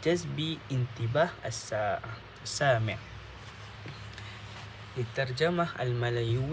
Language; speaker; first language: Arabic; non-native, local second language; Malay